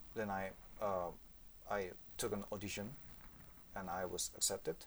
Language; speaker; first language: English; non-native, fluent; Indonesian